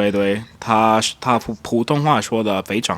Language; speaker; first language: Chinese; non-native, learner; English